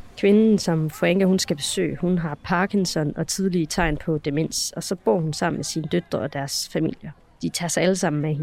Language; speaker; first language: Danish; native; Danish